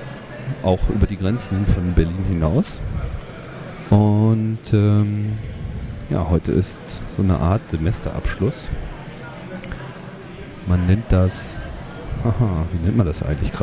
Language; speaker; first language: German; native; German